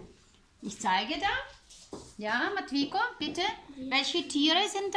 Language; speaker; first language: German; non-native, fluent; Ukrainian